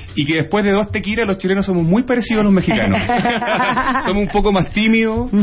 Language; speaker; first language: Spanish; native; Spanish